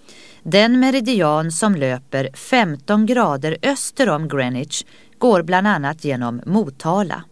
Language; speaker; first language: Swedish; native; Swedish